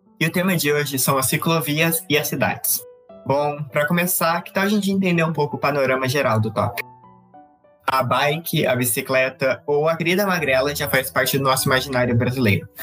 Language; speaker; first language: Portuguese; native; Portuguese